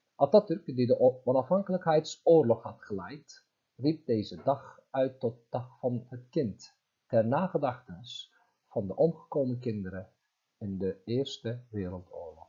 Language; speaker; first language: Dutch; non-native, fluent; Turkish